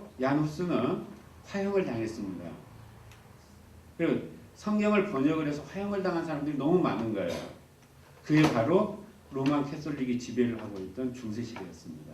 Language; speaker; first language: Korean; native; Korean